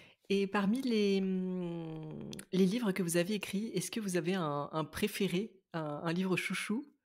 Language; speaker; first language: French; native; French